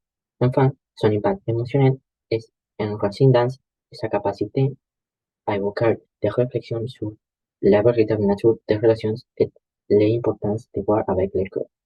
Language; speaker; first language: French; non-native, learner; Spanish